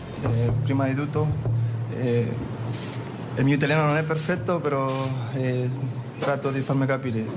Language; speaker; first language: Italian; non-native, learner; Spanish